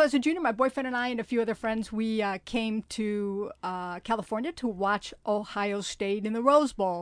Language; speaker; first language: English; native; English